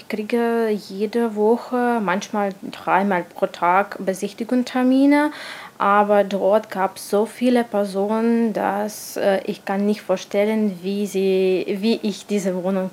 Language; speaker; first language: German; non-native, learner; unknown